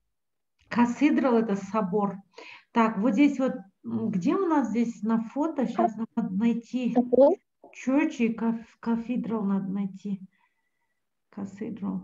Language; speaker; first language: Russian; native; Russian